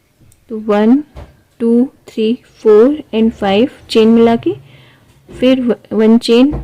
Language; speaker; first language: Hindi; native; Hindi